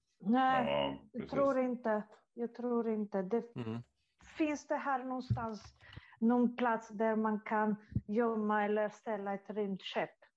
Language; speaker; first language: Swedish; non-native, fluent; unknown